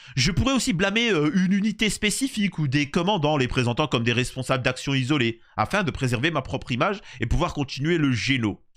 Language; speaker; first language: French; native; French